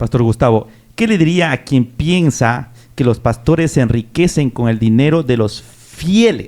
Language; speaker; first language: Spanish; native; Spanish